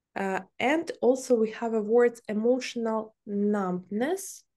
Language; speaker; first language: English; non-native, fluent; Ukrainian